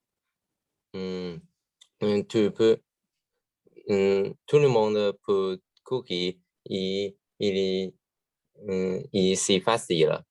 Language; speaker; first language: French; non-native, learner; Chinese